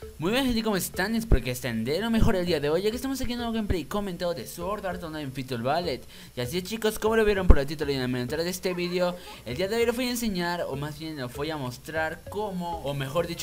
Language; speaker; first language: Spanish; native; Spanish